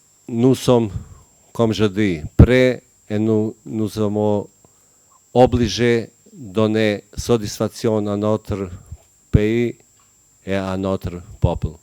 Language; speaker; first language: French; non-native, learner; Bosnian